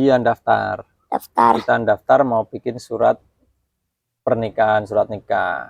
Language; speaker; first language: Indonesian; native; Indonesian